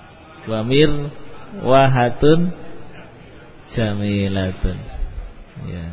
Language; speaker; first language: Arabic; non-native, fluent; Indonesian